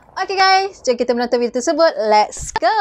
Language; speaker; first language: Malay; native; Malay